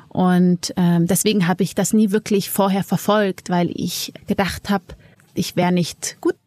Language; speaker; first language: German; early bilingual, other home language; Amharic